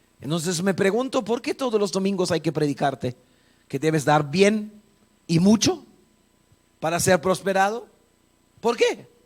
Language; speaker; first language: Spanish; non-native, fluent; German